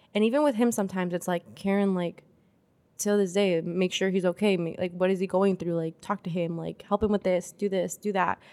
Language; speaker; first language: English; early bilingual, other home language; Spanish